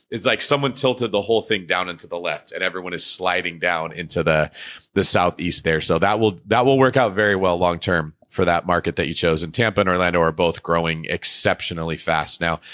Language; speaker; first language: English; native; English